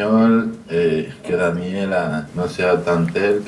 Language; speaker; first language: Spanish; native; Spanish